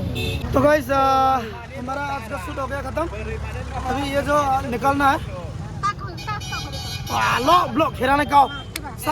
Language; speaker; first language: Hindi; non-native, local second language; Bangla